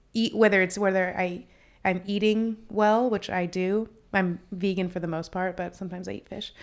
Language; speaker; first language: English; native; English